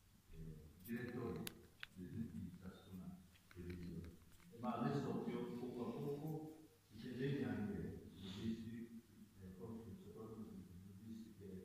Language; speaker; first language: Italian; non-native, learner; Japanese